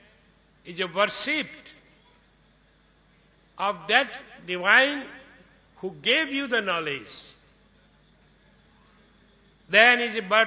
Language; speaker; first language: Hindi; non-native, local second language; Marwari